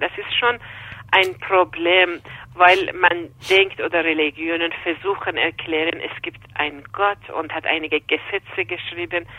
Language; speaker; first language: German; non-native, fluent; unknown